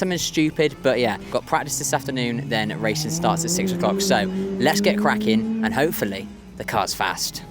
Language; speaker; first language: English; native; English